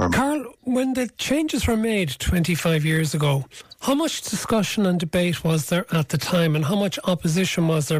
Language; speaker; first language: English; native; English